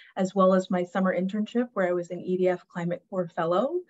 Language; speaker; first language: English; native; English